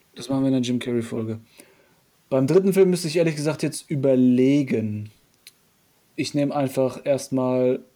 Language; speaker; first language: German; early bilingual, other home language; Polish